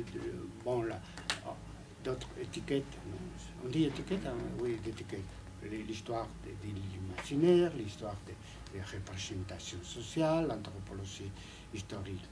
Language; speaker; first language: French; non-native, fluent; Spanish